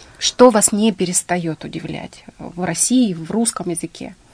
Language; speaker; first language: Russian; native; Russian